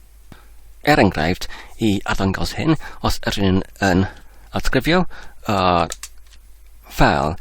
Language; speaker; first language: Welsh; non-native, learner; English